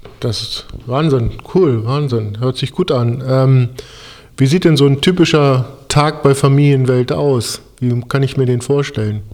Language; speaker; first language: German; native; German